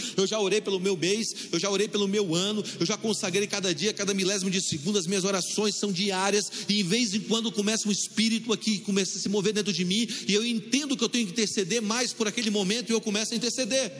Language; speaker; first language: Portuguese; native; Portuguese